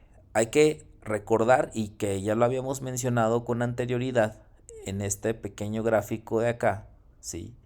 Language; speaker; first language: Spanish; native; Spanish